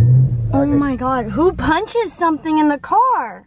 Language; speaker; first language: English; native; English